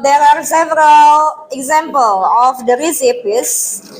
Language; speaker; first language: English; non-native, fluent; Indonesian